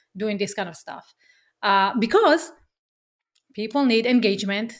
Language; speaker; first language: English; non-native, fluent; Hebrew